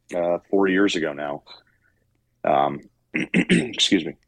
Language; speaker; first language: English; native; English